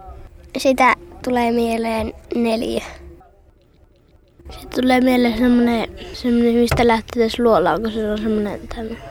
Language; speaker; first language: Finnish; early bilingual, heritage; Finnish